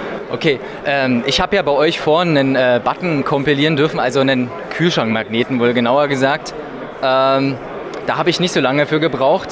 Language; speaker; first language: German; native; German